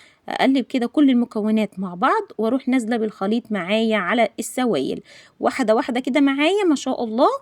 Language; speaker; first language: Arabic; native; Arabic